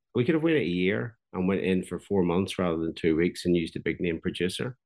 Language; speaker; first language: English; native; English